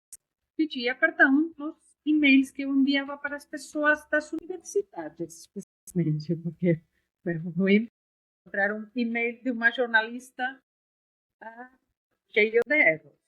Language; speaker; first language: Portuguese; non-native, learner; Spanish